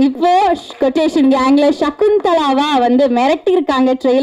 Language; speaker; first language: Tamil; native; Tamil